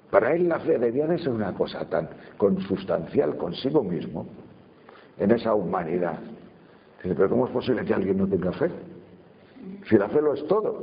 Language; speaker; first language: Spanish; native; Spanish